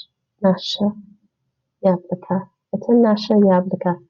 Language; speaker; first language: Russian; non-native, learner; English